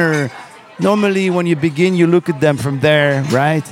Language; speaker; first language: English; non-native, fluent; Arabic